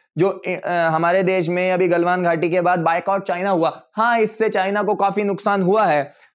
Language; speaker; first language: Hindi; native; Hindi